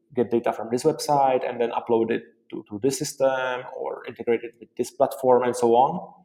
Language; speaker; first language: English; non-native, fluent; Czech